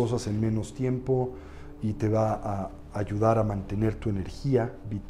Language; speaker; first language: Spanish; native; Spanish